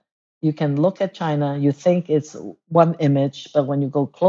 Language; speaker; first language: English; non-native, local second language; Cantonese